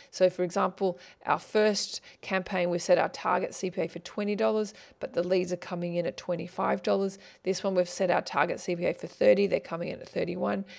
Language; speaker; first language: English; native; English